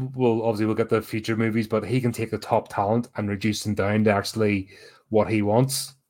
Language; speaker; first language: English; native; English